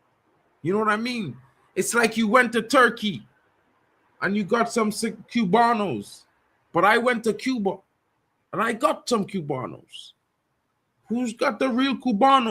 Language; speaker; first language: English; native; English